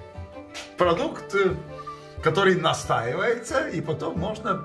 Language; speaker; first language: Russian; non-native, local second language; Gagauz